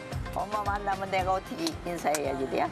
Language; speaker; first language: Korean; native; Korean